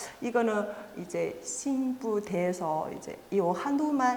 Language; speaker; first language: Korean; non-native, fluent; Chinese